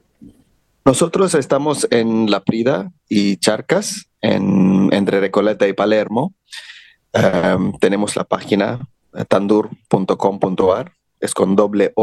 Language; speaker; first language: Spanish; non-native, fluent; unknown